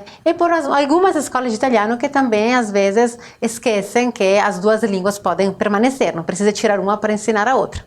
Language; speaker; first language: Portuguese; non-native, fluent; Italian